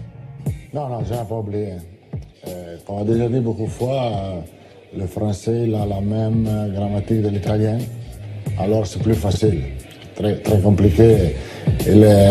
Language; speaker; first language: French; non-native, learner; Italian